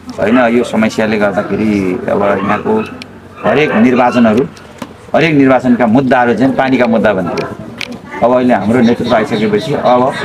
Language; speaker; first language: Nepali; native; Nepali